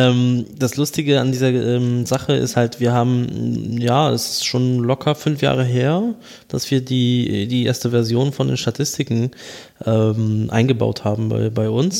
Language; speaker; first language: German; native; German